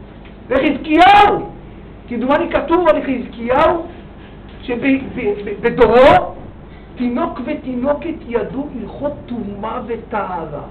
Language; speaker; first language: Hebrew; native; Hebrew